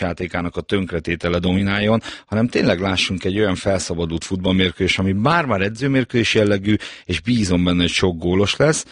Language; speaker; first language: Hungarian; native; Hungarian